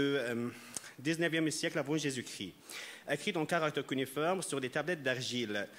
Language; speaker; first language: French; non-native, fluent; Arabic